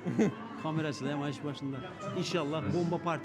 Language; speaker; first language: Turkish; non-native, learner; Turkmen